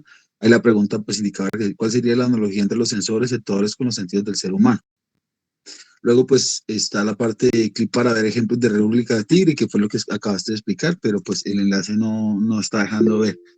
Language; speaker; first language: Spanish; native; Spanish